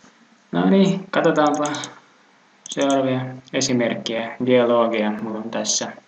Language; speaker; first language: Finnish; non-native, fluent; Russian